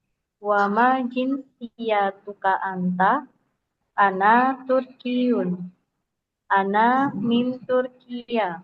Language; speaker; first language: Arabic; non-native, learner; Indonesian